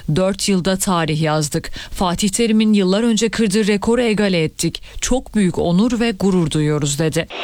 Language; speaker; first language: Turkish; native; Turkish